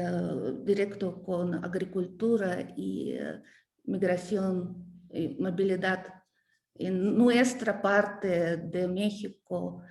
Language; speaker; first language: Spanish; non-native, learner; Russian